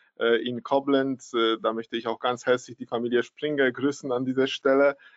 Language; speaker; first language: German; non-native, fluent; Polish